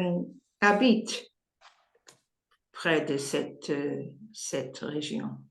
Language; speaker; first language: French; non-native, learner; English